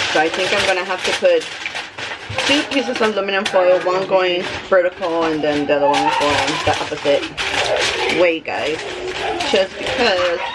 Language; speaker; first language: English; early bilingual, other home language; Spanish